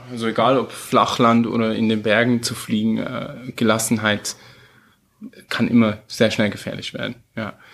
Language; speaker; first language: German; early bilingual, heritage; German